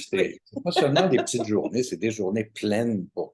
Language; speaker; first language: French; native; French